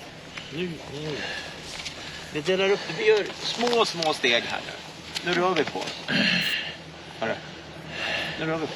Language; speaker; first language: Swedish; native; Swedish